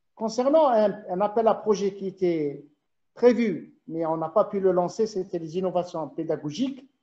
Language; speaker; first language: French; non-native, local second language; Arabic